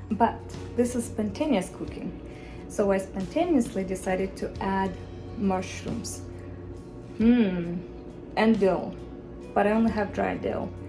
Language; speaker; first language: English; non-native, fluent; Russian